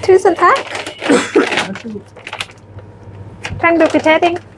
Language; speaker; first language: Norwegian; non-native, learner; Thai